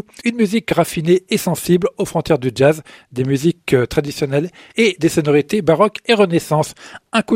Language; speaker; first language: French; native; French